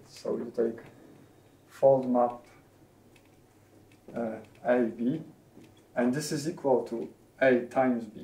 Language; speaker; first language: English; non-native, fluent; Polish